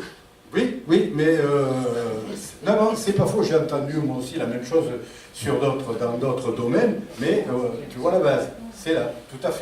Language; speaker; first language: French; native; French